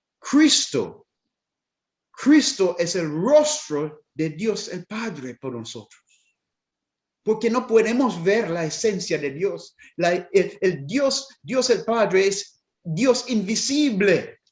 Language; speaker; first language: Spanish; non-native, fluent; English